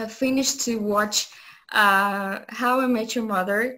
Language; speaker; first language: English; non-native, learner; Azerbaijani